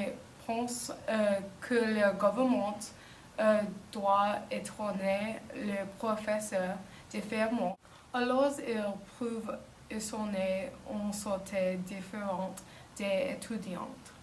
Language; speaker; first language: French; non-native, learner; English